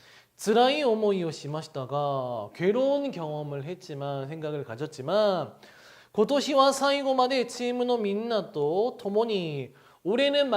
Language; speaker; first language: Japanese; non-native, fluent; Korean